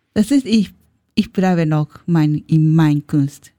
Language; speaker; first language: German; non-native, learner; Japanese